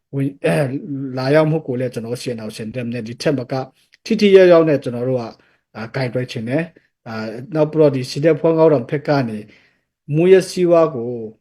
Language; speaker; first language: Burmese; non-native, local second language; Hakha Chin